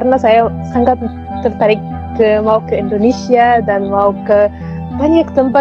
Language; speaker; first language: Indonesian; non-native, fluent; Arabic